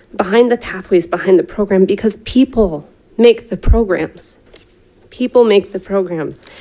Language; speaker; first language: English; native; English